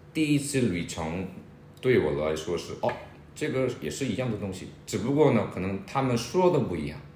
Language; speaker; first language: Chinese; non-native, fluent; Korean